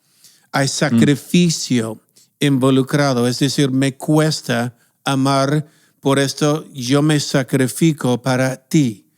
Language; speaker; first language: Spanish; non-native, fluent; English